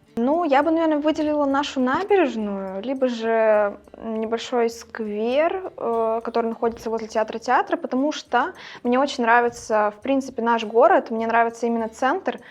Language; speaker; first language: Russian; native; Russian